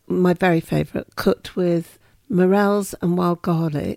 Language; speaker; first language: English; native; English